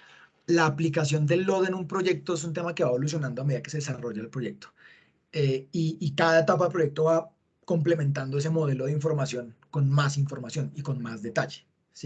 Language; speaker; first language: Spanish; native; Spanish